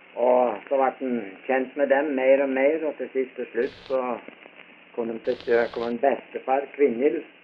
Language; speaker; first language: Norwegian; early bilingual, heritage; Norwegian